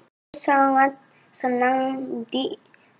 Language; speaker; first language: Indonesian; early bilingual, heritage; Indonesian